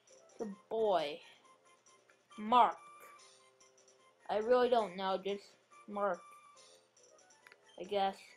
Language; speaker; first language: English; native; English